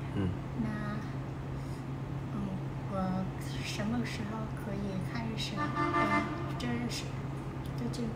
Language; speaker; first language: Chinese; non-native, learner; Vietnamese